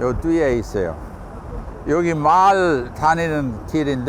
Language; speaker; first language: Korean; non-native, fluent; English